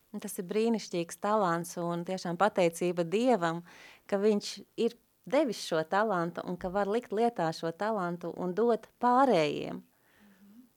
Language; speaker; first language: Latvian; native; Latvian